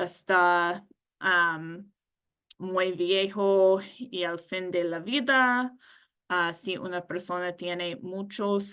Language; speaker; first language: Spanish; non-native, learner; English